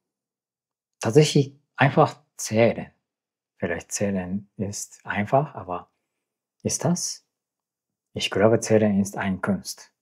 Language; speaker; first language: German; non-native, learner; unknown